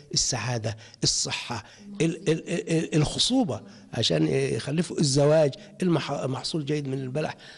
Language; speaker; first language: Egyptian Arabic; non-native, local second language; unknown